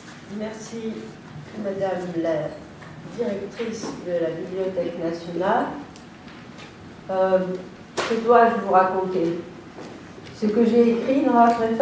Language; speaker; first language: French; non-native, local second language; Arabic